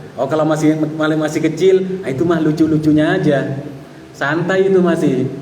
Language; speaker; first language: Indonesian; non-native, local second language; Madurese